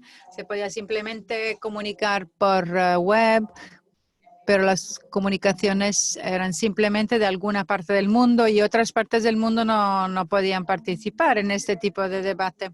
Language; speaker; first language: Spanish; non-native, fluent; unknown